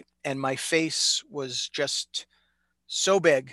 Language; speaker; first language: English; native; English